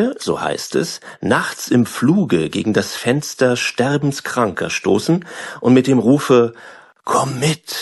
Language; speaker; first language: German; native; German